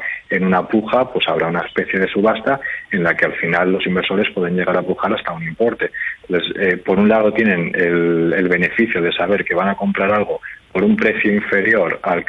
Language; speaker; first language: Spanish; native; Spanish